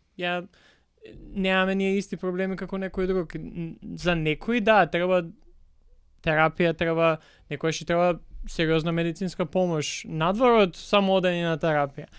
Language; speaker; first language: Macedonian; native; Macedonian